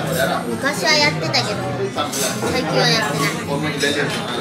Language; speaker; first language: Japanese; native; Japanese